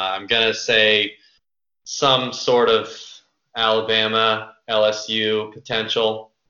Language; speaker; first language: English; native; English